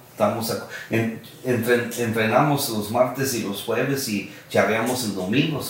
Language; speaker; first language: Spanish; early bilingual, heritage; Spanish